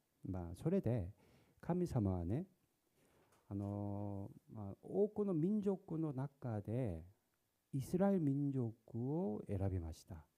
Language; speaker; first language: Japanese; non-native, learner; Korean